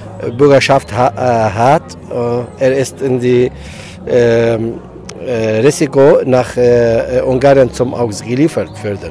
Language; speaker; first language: German; non-native, learner; Arabic